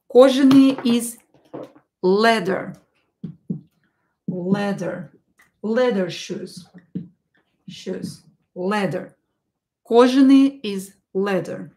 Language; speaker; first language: English; non-native, fluent; Russian